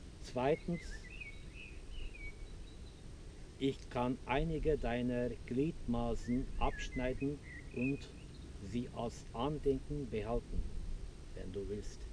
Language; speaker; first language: German; non-native, fluent; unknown